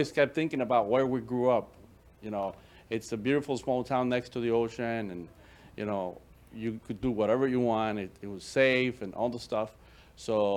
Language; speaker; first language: English; native; English